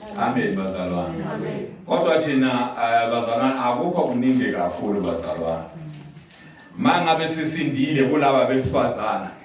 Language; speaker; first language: Zulu; non-native, local second language; Southern Sotho